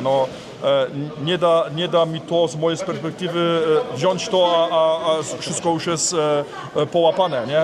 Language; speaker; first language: Polish; early bilingual, heritage; Polish